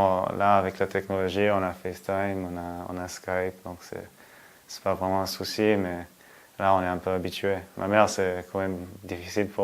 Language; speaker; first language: French; non-native, fluent; Hebrew